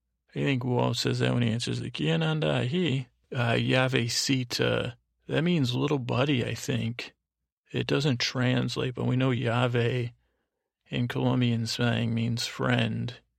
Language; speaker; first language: English; native; English